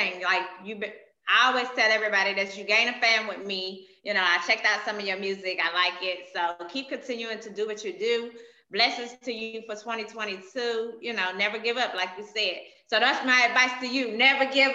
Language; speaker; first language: English; native; English